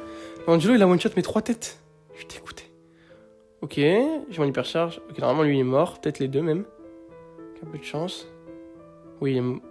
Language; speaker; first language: French; native; French